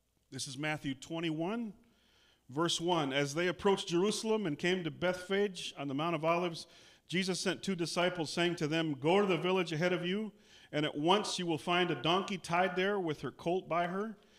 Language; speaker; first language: English; native; English